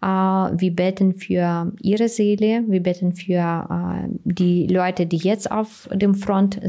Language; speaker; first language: German; non-native, fluent; Ukrainian